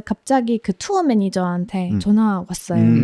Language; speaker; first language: Korean; non-native, fluent; Polish